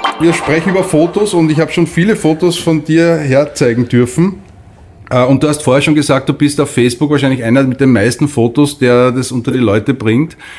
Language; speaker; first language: German; native; German